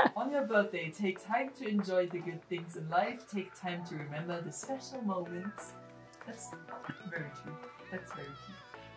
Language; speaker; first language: English; non-native, fluent; German